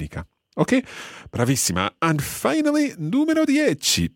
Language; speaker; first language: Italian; non-native, fluent; English